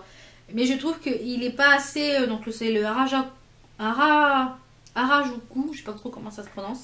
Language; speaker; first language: French; native; French